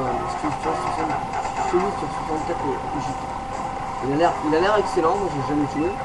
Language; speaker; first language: French; native; French